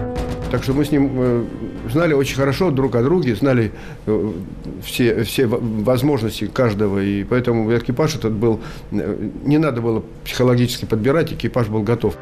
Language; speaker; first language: Russian; native; Russian